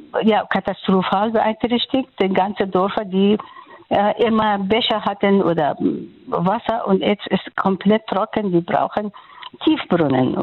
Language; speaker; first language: German; non-native, fluent; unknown